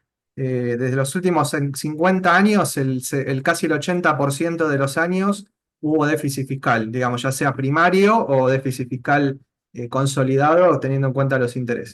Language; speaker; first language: Spanish; native; Spanish